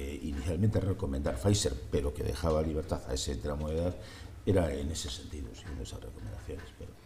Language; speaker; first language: Spanish; native; Spanish